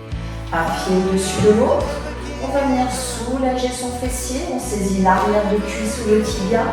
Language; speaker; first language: French; native; French